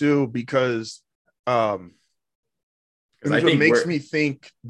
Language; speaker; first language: English; native; English